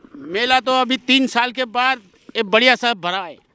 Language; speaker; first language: Hindi; non-native, local second language; Gujarati